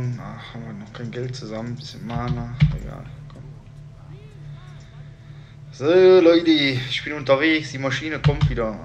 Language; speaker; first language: German; native; German